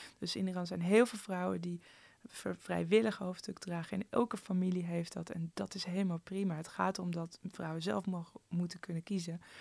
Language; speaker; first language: Dutch; early bilingual, other home language; Persian